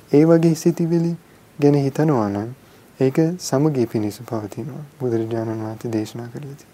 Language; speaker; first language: Sinhala; non-native, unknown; English